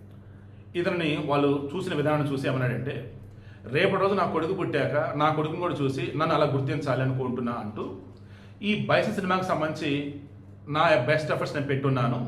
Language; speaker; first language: Telugu; native; Telugu